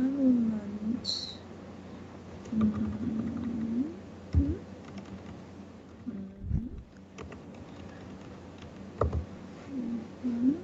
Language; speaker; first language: English; non-native, learner; Chinese